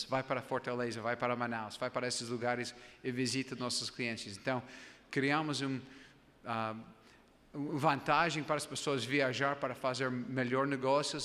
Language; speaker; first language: Portuguese; non-native, fluent; English